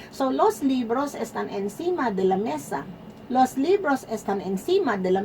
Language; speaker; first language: Spanish; non-native, fluent; Filipino